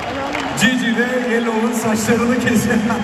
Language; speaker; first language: Turkish; native; Turkish